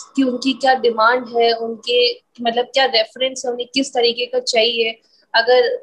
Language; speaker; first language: Hindi; native; Hindi